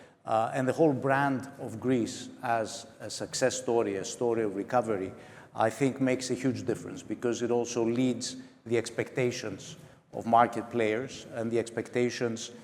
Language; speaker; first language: English; non-native, local second language; Greek